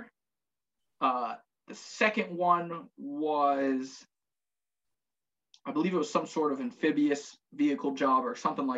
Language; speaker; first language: English; native; English